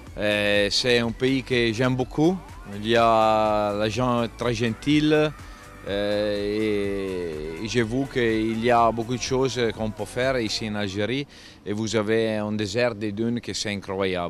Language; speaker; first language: French; non-native, fluent; Italian